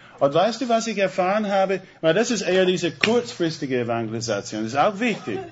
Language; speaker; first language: German; non-native, fluent; English